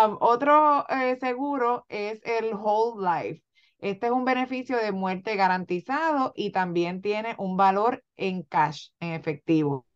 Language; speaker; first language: Spanish; native; Spanish